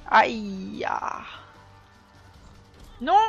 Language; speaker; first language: French; native; French